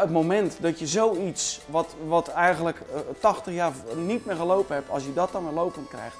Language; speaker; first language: Dutch; native; Dutch